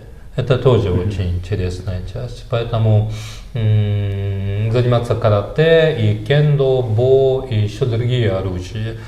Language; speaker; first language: Russian; non-native, fluent; Japanese